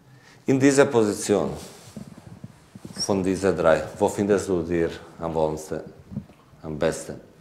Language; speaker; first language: German; non-native, learner; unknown